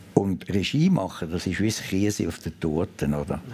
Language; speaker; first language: German; native; German